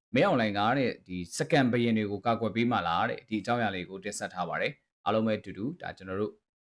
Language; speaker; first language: Burmese; native; Burmese